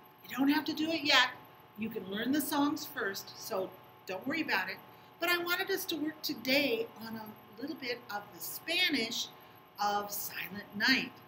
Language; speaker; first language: English; native; English